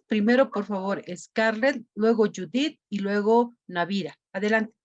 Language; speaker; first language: Spanish; native; Spanish